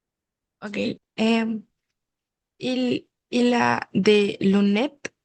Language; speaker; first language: French; non-native, learner; Spanish